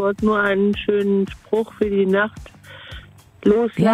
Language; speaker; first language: German; native; German